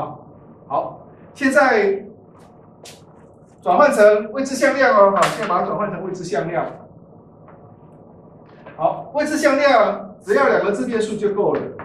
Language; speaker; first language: Chinese; native; Chinese